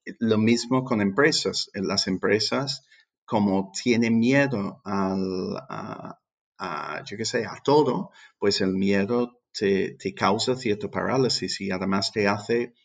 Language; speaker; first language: Spanish; non-native, fluent; English